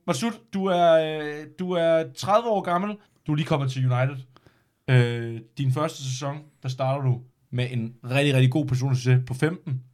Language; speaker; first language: Danish; native; Danish